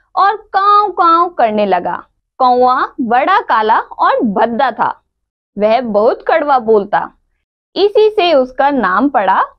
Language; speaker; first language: Hindi; native; Hindi